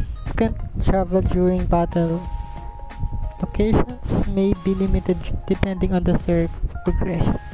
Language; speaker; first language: English; non-native, local second language; Filipino